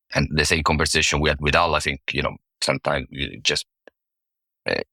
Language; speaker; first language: English; non-native, fluent; Italian